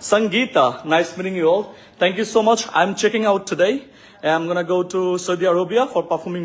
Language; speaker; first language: English; non-native, fluent; Bangla